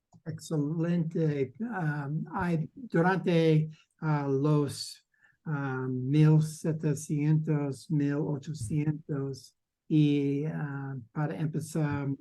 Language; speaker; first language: Spanish; non-native, learner; English